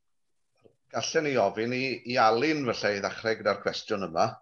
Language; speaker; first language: Welsh; native; Welsh